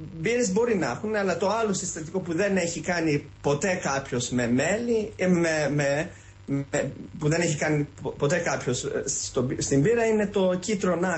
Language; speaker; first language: Greek; early bilingual, heritage; Greek